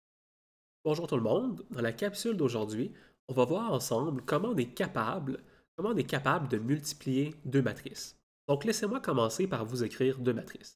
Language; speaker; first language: French; native; French